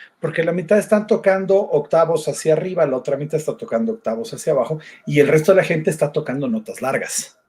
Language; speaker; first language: Spanish; native; Spanish